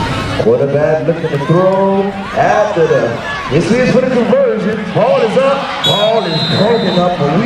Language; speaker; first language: English; native; English